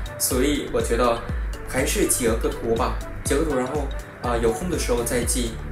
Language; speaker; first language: Chinese; non-native, fluent; Vietnamese